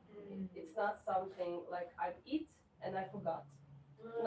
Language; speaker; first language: English; non-native, fluent; Ukrainian